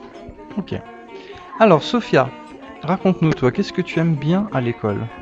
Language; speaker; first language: French; native; French